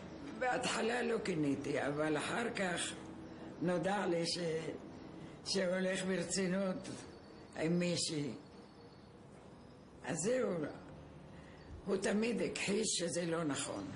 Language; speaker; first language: Hebrew; non-native, fluent; Arabic